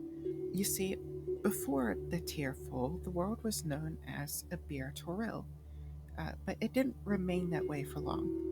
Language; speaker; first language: English; native; English